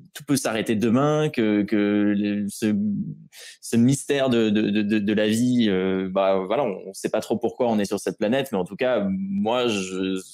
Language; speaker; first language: French; native; French